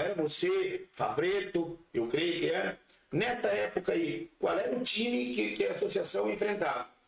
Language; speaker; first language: Portuguese; native; Portuguese